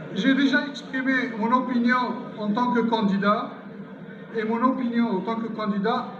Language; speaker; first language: French; non-native, local second language; Arabic